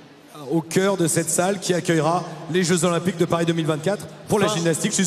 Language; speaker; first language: French; native; French